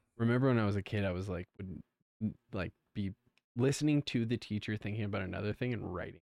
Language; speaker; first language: English; native; English